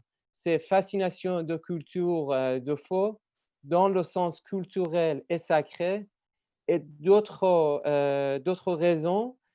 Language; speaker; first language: French; non-native, learner; Persian